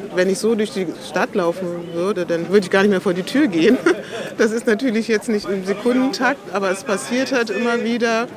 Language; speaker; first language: German; native; German